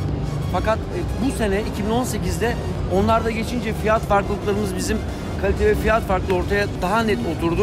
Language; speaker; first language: Turkish; native; Turkish